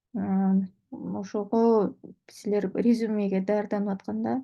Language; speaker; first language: Russian; non-native, local second language; Kyrgyz